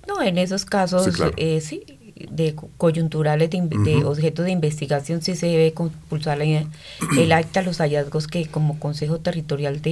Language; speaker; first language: Spanish; native; Spanish